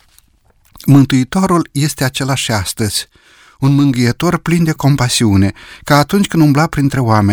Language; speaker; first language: Romanian; native; Romanian